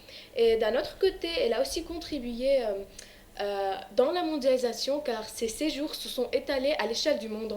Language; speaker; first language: French; non-native, local second language; Arabic